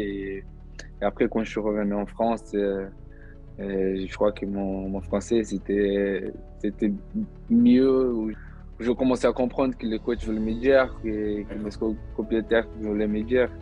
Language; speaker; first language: French; non-native, learner; Portuguese